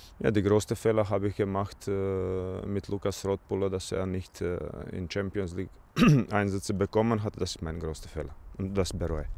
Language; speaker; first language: German; non-native, fluent; Croatian